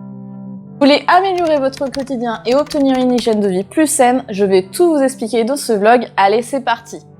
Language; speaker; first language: French; native; French